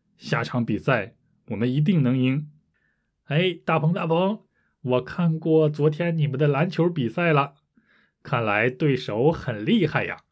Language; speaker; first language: Chinese; native; Chinese